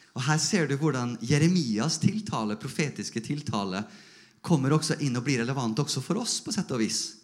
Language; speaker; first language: Norwegian; native; Norwegian